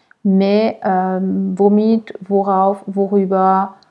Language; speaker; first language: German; non-native, fluent; French